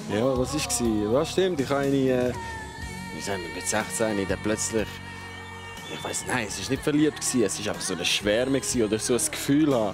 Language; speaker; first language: German; early bilingual, other home language; Albanian